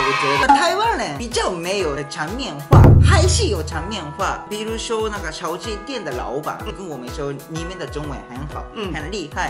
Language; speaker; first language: Chinese; non-native, fluent; Japanese